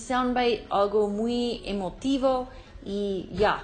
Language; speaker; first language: Spanish; non-native, learner; English